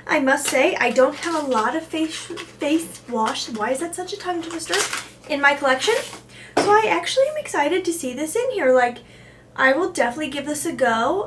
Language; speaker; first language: English; native; English